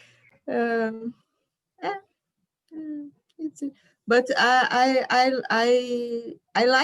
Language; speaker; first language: English; non-native, learner; Portuguese